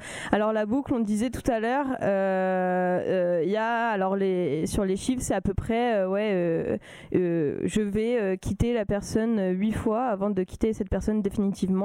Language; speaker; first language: French; native; French